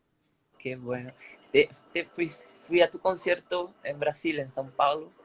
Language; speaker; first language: Spanish; non-native, fluent; Portuguese